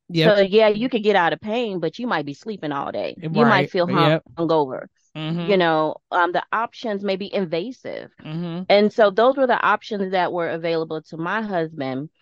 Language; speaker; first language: English; native; English